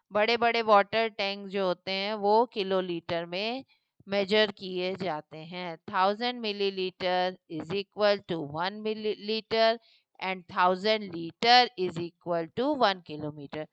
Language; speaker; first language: Hindi; native; Hindi